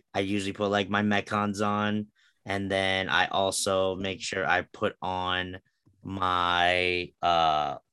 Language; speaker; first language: English; early bilingual, other home language; Filipino